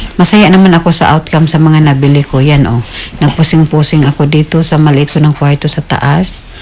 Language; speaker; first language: Filipino; non-native, local second language; Cebuano